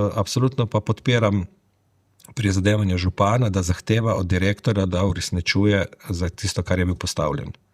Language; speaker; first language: Slovenian; native; Slovenian